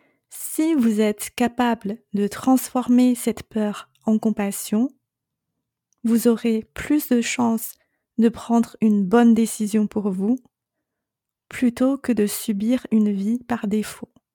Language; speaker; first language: French; non-native, fluent; Chinese